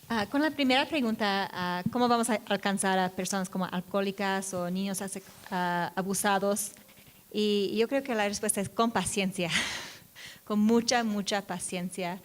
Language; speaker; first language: Spanish; non-native, fluent; English